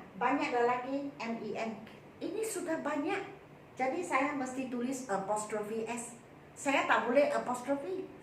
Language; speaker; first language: Malay; non-native, local second language; Chinese